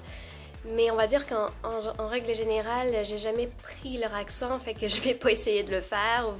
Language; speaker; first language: French; native; French